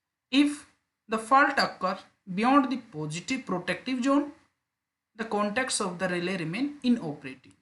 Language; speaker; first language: English; non-native, local second language; Hindi